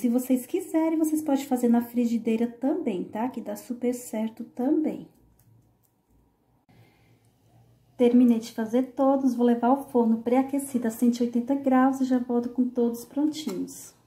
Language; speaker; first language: Portuguese; native; Portuguese